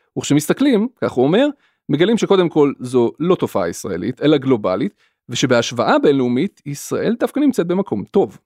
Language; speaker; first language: Hebrew; native; Hebrew